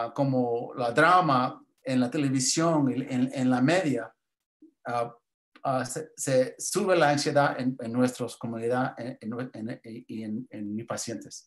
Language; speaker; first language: Spanish; early bilingual, heritage; English